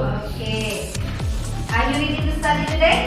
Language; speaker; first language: English; non-native, learner; Indonesian